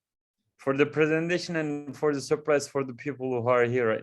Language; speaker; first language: English; non-native, learner; Turkish